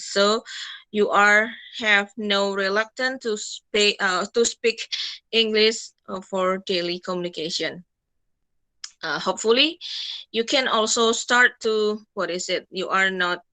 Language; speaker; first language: English; non-native, fluent; Indonesian